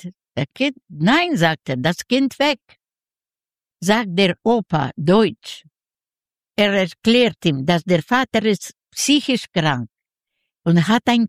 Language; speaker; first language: German; non-native, learner; Yiddish